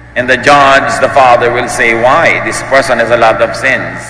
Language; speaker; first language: English; non-native, local second language; Filipino